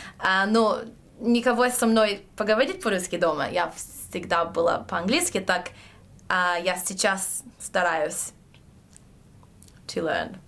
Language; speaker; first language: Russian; early bilingual, heritage; Russian